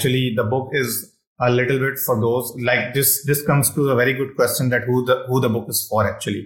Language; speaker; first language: English; non-native, local second language; Urdu